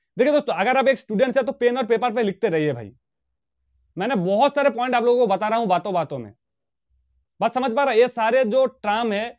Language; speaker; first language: Hindi; non-native, local second language; Bangla